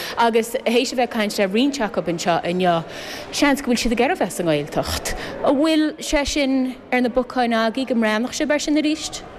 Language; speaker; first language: Irish; native; Irish